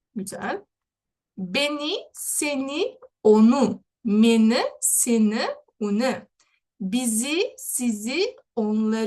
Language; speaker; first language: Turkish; non-native, fluent; Uzbek